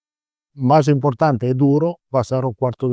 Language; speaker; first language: Portuguese; non-native, learner; Italian